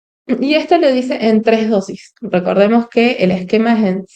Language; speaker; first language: Spanish; native; Spanish